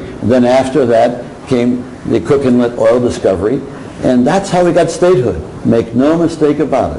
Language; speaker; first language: English; native; English